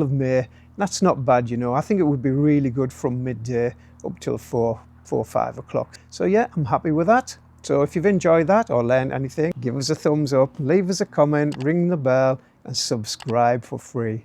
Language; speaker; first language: English; native; English